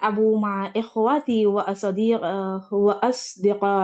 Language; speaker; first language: Arabic; non-native, learner; Urdu